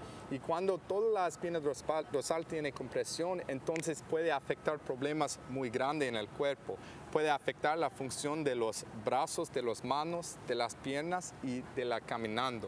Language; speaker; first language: Spanish; non-native, fluent; English